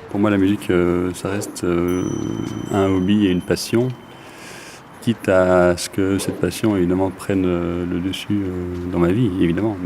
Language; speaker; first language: French; native; French